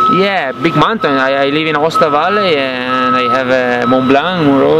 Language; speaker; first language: English; non-native, learner; Italian